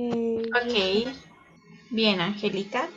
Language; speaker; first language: French; non-native, fluent; Spanish